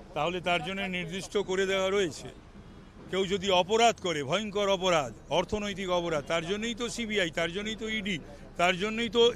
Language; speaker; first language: Bangla; native; Bangla